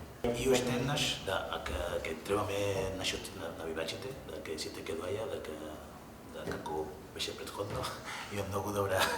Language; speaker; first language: Macedonian; non-native, fluent; Spanish